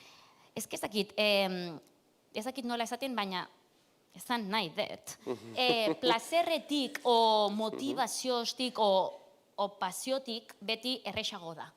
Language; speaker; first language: Basque; non-native, local second language; Catalan